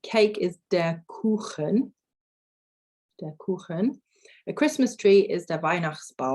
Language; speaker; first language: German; non-native, fluent; English